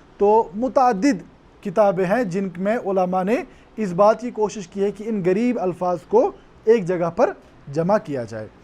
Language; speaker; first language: Urdu; non-native, local second language; Kashmiri